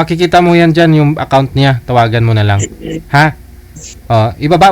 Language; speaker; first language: Filipino; native; Filipino